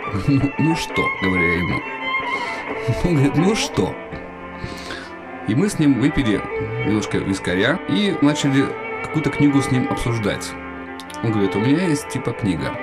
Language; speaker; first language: Russian; native; Russian